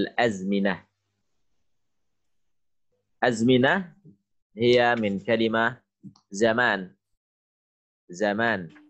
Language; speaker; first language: Arabic; non-native, fluent; Indonesian